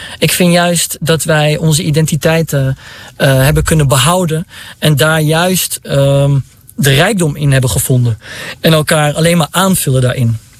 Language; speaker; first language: Dutch; early bilingual, other home language; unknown